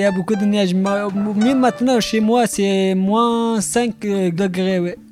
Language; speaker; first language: French; non-native, learner; Pashto